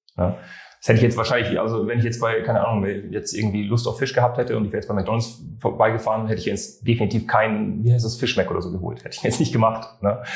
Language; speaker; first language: German; non-native, fluent; French